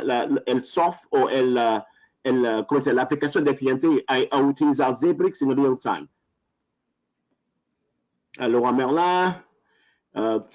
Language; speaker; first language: Spanish; non-native, learner; French